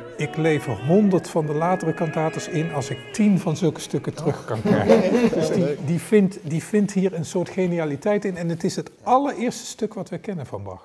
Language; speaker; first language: Dutch; native; Dutch